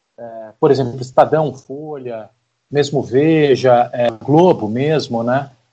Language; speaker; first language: Portuguese; native; Portuguese